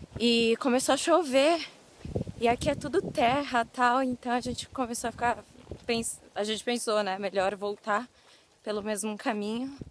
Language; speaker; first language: Portuguese; native; Portuguese